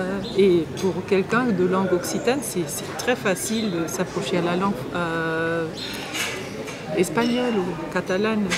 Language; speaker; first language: French; non-native, fluent; German